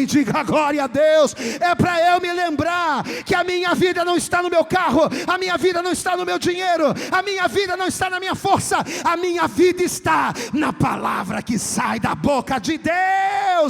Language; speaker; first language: Portuguese; native; Portuguese